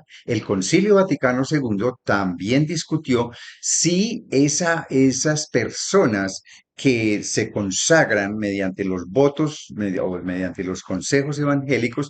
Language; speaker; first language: Spanish; native; Spanish